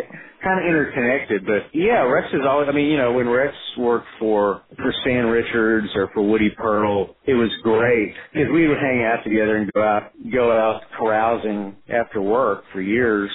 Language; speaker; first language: English; native; English